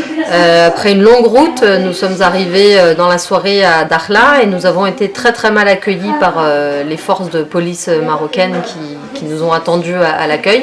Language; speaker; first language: French; native; French